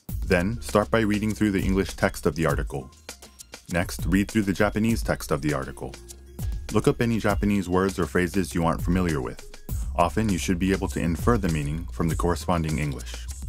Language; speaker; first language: English; native; English